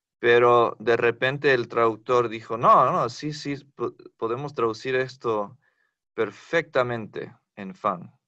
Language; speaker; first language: Spanish; non-native, fluent; English